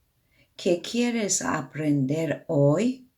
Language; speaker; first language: Spanish; non-native, learner; Persian